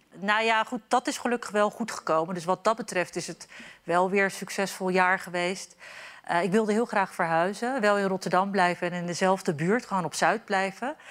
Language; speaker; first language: Dutch; early bilingual, other home language; Turkish